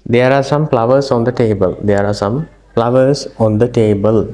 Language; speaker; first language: English; non-native, local second language; Sinhala